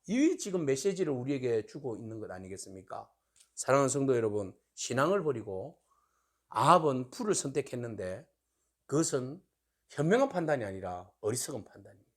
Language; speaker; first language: Korean; native; Korean